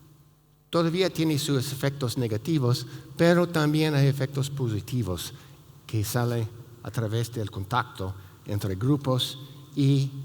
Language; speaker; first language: Spanish; non-native, fluent; English